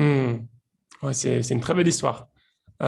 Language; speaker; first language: French; native; French